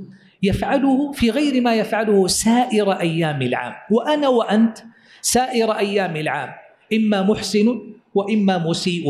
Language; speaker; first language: Arabic; native; Arabic